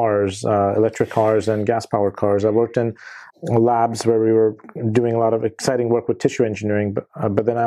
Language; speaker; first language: English; native; English